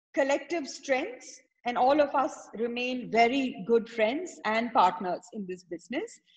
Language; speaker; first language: English; non-native, local second language; Tamil